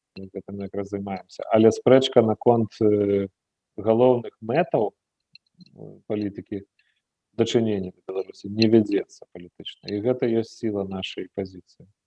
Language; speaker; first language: Belarusian; non-native, fluent; Lithuanian